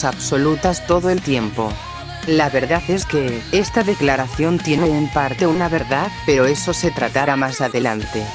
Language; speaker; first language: Spanish; native; Spanish